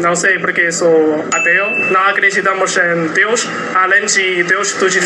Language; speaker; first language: Portuguese; non-native, learner; Chinese